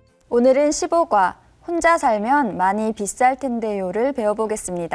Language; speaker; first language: Korean; native; Korean